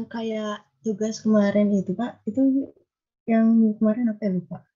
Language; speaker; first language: Indonesian; native; Indonesian